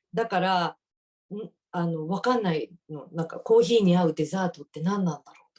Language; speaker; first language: Japanese; native; Japanese